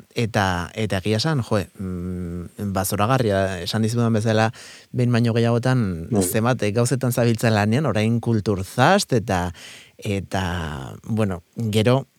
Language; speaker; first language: Basque; native; Basque